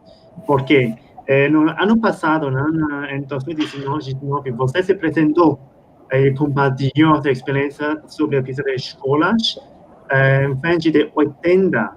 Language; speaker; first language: Portuguese; non-native, fluent; Spanish